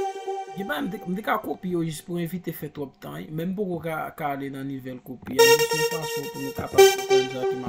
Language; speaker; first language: French; non-native, local second language; Haitian Creole